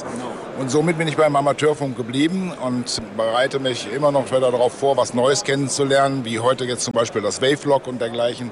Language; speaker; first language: German; native; German